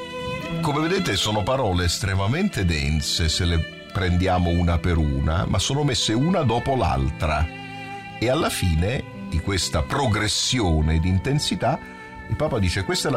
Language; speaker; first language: Italian; native; Italian